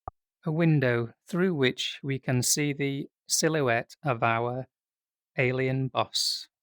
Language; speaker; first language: English; native; English